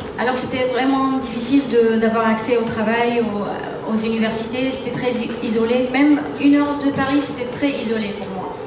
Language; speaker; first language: French; non-native, fluent; Arabic